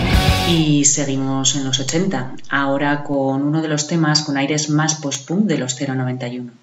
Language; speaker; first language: Spanish; native; Spanish